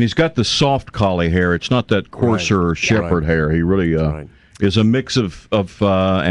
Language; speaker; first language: English; native; English